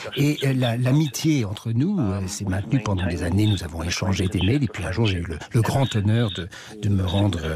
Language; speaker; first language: French; non-native, fluent; English